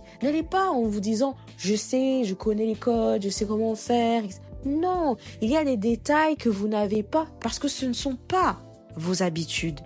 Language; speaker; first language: French; native; French